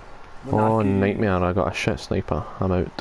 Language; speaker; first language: English; native; English